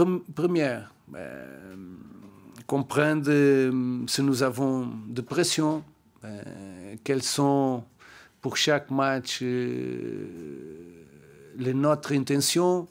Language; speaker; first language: French; non-native, learner; Portuguese